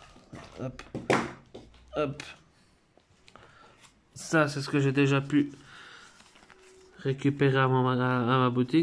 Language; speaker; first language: French; native; French